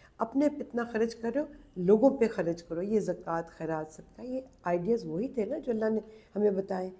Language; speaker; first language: Urdu; non-native, local second language; Punjabi